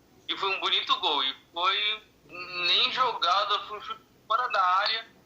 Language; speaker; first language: Portuguese; native; Portuguese